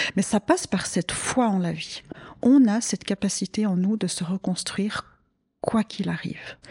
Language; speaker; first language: French; native; French